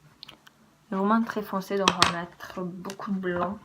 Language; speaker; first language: French; native; French